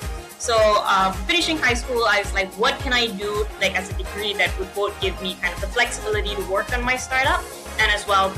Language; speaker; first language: English; non-native, local second language; Tamil